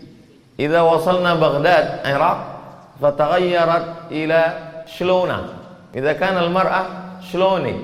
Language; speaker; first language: Arabic; non-native, fluent; Indonesian